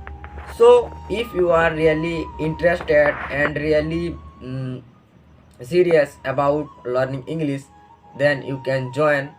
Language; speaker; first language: English; non-native, local second language; Odia